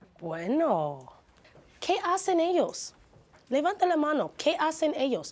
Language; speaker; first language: Spanish; non-native, fluent; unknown